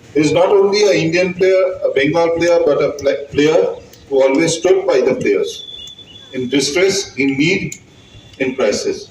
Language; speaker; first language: English; non-native, local second language; Bangla